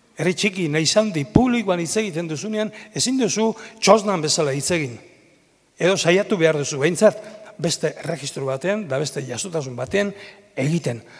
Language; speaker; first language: Basque; native; Basque